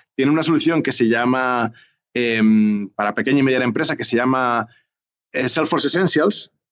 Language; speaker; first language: Spanish; native; Spanish